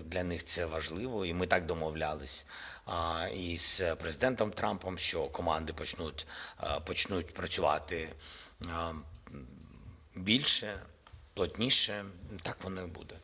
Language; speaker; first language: Ukrainian; non-native, local second language; Russian